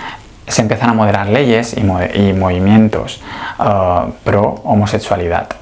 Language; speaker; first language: Spanish; native; Spanish